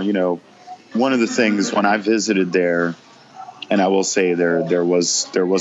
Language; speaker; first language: English; native; English